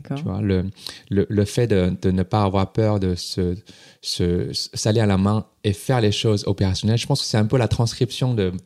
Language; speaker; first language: French; non-native, fluent; Chinese